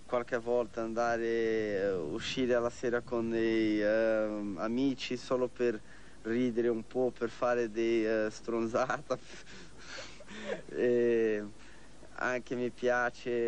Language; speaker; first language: Italian; non-native, fluent; Portuguese